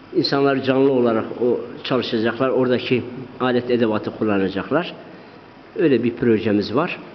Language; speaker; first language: Turkish; non-native, local second language; Zaza